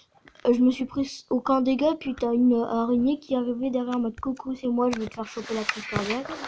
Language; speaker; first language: French; native; French